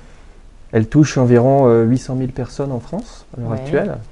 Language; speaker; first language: French; native; French